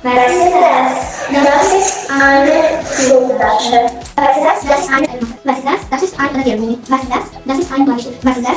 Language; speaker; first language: German; non-native, learner; Indonesian